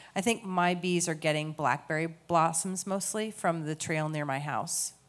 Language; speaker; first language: English; native; English